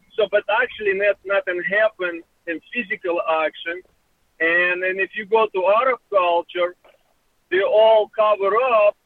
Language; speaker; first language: English; non-native, learner; Russian